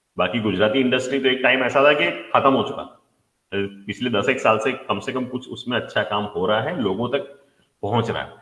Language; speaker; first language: Hindi; non-native, local second language; Gujarati